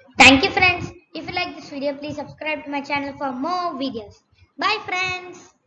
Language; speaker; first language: English; non-native, local second language; Tamil